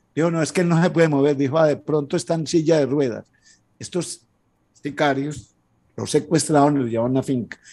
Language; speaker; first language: Spanish; native; Spanish